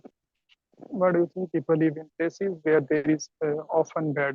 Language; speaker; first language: English; non-native, learner; Urdu